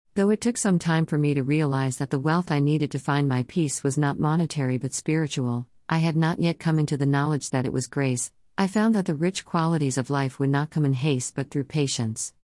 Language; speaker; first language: English; non-native, local second language; Jamaican Creole English